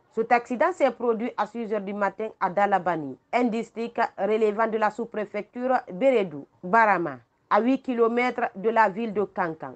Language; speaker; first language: French; non-native, local second language; Fula